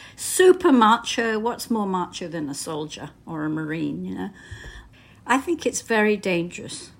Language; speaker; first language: English; native; English